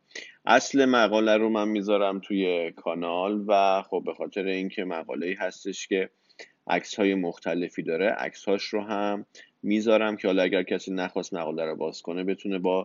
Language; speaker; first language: Persian; native; Persian